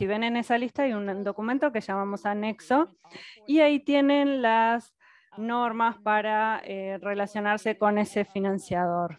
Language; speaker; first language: Spanish; native; Spanish